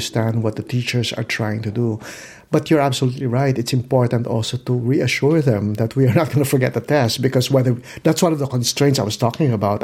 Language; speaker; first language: English; non-native, local second language; Filipino